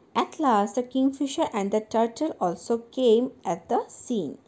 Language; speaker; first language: English; non-native, local second language; Assamese